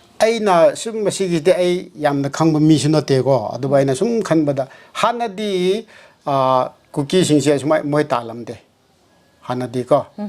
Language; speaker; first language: Manipuri; non-native, local second language; Tangkhul Naga (India)